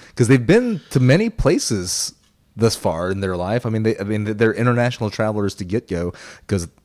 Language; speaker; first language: English; early bilingual, other home language; Korean